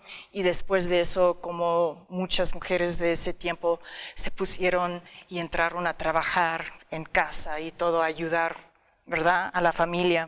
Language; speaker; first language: Spanish; early bilingual, heritage; English